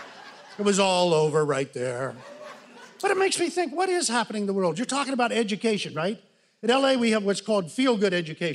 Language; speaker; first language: English; native; English